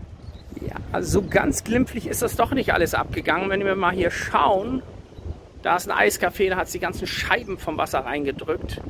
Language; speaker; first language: German; native; German